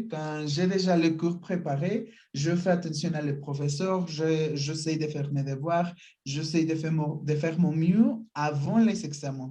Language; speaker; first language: French; non-native, learner; Spanish